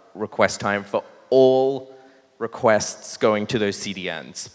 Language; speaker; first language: English; native; English